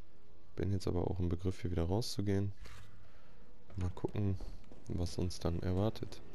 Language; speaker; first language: German; native; German